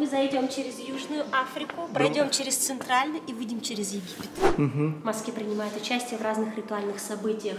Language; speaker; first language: Russian; native; Russian